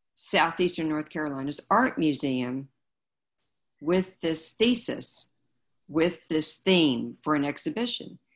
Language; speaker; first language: English; native; English